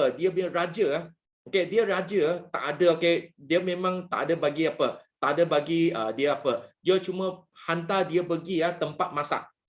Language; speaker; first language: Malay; non-native, local second language; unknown